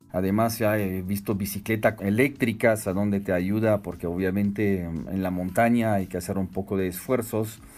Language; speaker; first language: Spanish; non-native, fluent; French